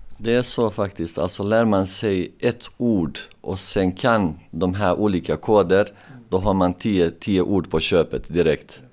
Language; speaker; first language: Swedish; non-native, local second language; Bosnian